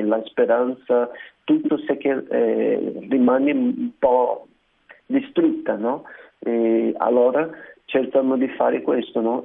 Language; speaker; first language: Italian; non-native, learner; Portuguese